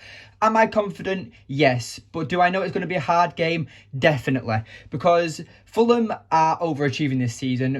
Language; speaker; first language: English; native; English